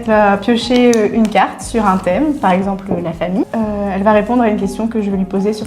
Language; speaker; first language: French; native; French